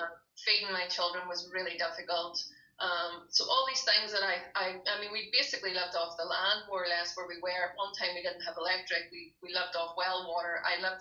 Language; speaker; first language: English; native; English